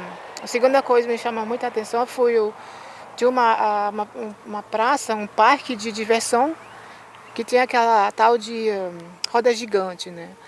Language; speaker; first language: Portuguese; non-native, fluent; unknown